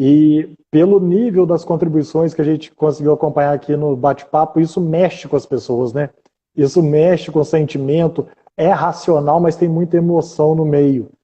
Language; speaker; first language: Portuguese; native; Portuguese